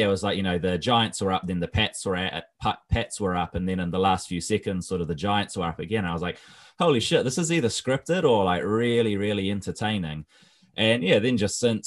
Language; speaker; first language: English; native; English